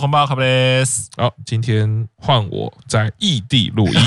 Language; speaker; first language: Chinese; native; Chinese